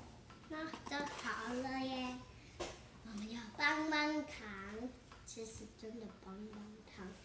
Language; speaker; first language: Chinese; early bilingual, heritage; Chinese